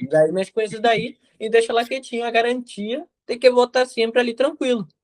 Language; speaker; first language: Portuguese; non-native, fluent; Spanish